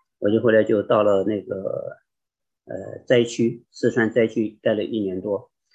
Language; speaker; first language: Chinese; native; Chinese